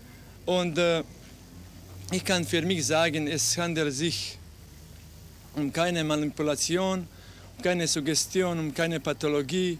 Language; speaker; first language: German; non-native, fluent; Croatian